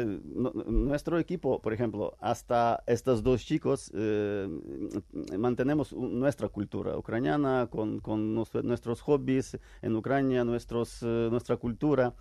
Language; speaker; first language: Spanish; non-native, fluent; Ukrainian